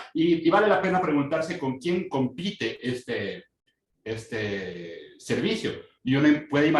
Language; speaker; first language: Spanish; native; Spanish